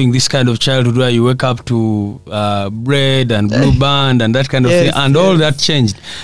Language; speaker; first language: English; non-native, local second language; Nyankole